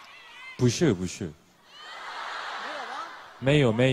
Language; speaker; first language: Chinese; non-native, learner; Korean